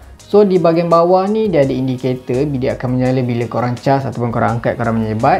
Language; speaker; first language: Malay; native; Malay